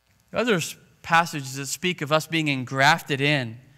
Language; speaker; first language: English; native; English